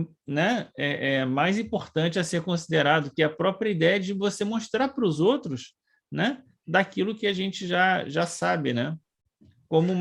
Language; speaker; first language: Portuguese; native; Portuguese